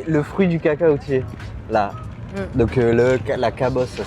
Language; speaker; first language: French; native; French